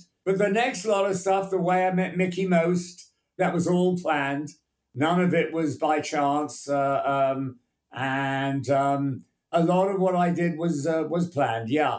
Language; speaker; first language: English; native; English